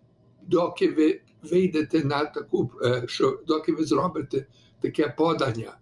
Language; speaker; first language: Ukrainian; early bilingual, heritage; Ukrainian